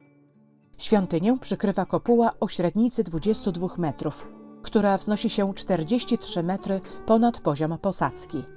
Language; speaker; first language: Polish; native; Polish